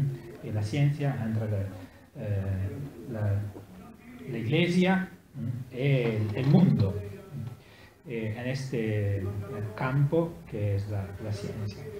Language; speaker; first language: Spanish; non-native, learner; Italian